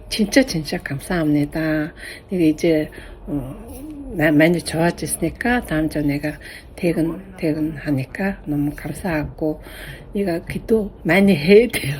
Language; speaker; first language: Korean; non-native, learner; Mongolian